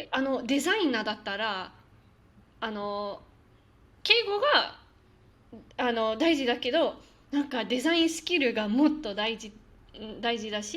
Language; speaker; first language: Japanese; non-native, fluent; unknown